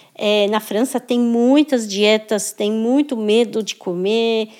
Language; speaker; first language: Portuguese; non-native, fluent; French